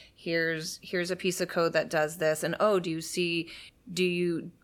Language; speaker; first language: English; native; English